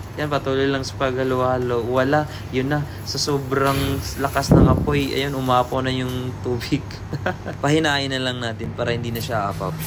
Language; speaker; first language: Filipino; non-native, local second language; Cebuano